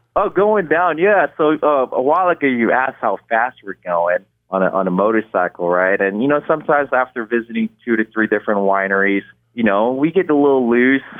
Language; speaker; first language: English; non-native, local second language; Filipino